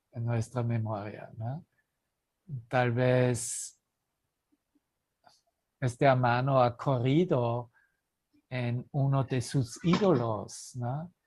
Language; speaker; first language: Spanish; non-native, fluent; German